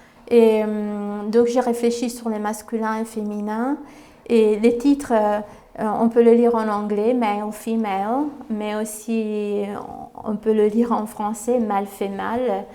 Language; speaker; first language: French; non-native, fluent; Italian